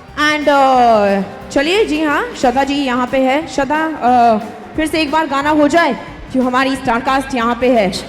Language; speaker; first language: Hindi; native; Hindi